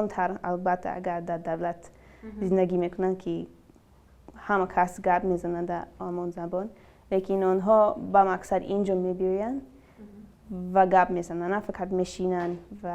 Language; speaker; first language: Persian; early bilingual, other home language; English